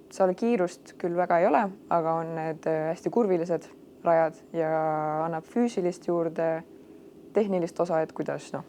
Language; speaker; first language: Estonian; non-native, local second language; Russian